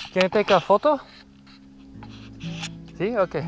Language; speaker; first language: Spanish; non-native, learner; English